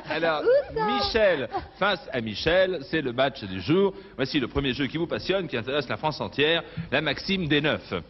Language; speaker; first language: French; native; French